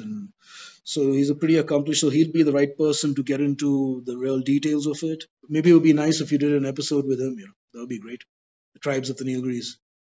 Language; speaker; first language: English; non-native, local second language; Badaga